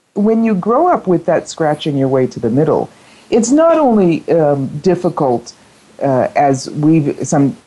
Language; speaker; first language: English; native; English